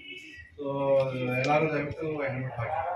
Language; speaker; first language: Kannada; non-native, learner; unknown